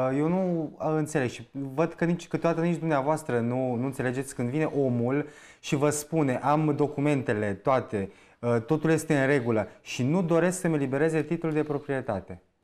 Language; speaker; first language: Romanian; native; Romanian